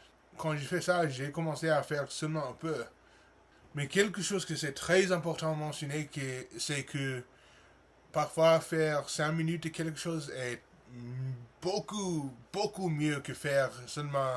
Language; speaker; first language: French; non-native, learner; English